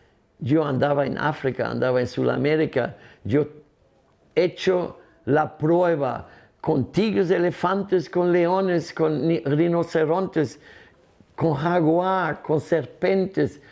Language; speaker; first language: Spanish; non-native, fluent; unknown